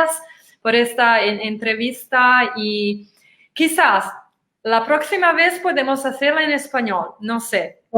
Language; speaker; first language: Spanish; non-native, learner; Italian